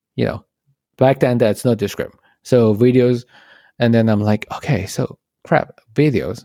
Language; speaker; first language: English; non-native, local second language; Chinese